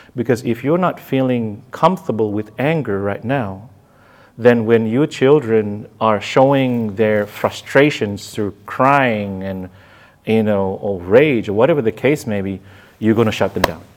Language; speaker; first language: English; non-native, fluent; Indonesian